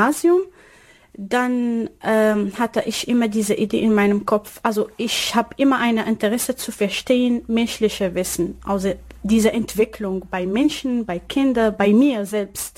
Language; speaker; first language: German; non-native, learner; Arabic